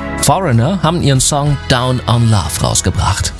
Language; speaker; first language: German; native; German